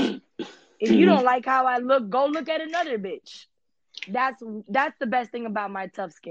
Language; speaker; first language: English; early bilingual, other home language; Spanish